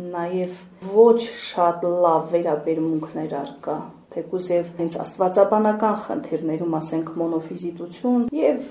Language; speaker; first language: Armenian; native; Armenian